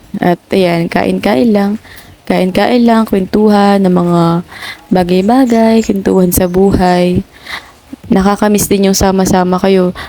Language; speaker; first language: Filipino; non-native, local second language; Bikol